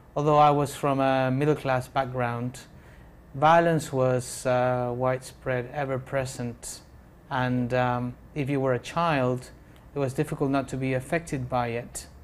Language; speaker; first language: English; non-native, fluent; Spanish